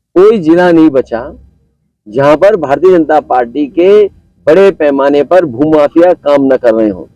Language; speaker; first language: Hindi; native; Hindi